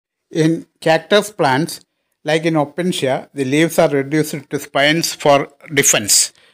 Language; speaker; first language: English; non-native, local second language; Malayalam